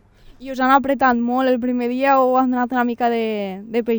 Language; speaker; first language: Catalan; native; Catalan